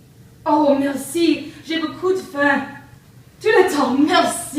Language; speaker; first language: French; non-native, learner; English